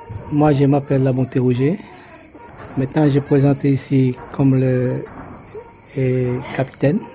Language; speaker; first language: French; non-native, local second language; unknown